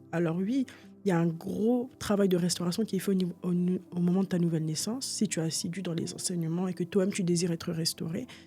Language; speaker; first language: French; early bilingual, other home language; Portuguese